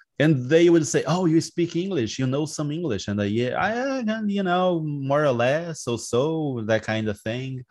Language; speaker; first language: English; non-native, fluent; Portuguese